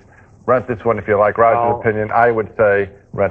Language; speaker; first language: English; native; English